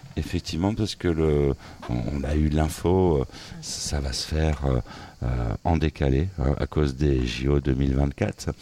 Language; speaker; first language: French; native; French